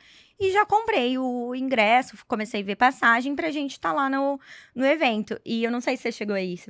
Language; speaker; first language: Portuguese; native; Portuguese